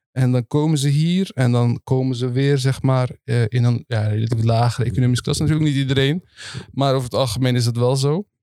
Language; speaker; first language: Dutch; early bilingual, other home language; Turkish